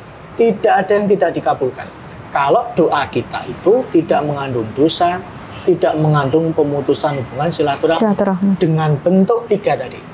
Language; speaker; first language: Indonesian; native; Indonesian